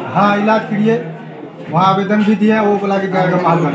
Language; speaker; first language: Hindi; native; Hindi